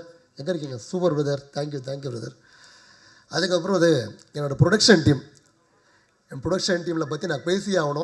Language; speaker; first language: Tamil; native; Tamil